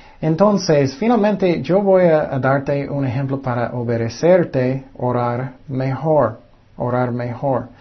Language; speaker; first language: Spanish; non-native, fluent; English